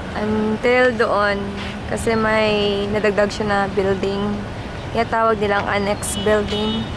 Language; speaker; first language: Filipino; non-native, local second language; Cebuano